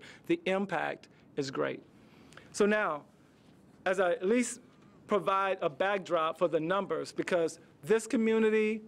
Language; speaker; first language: English; native; English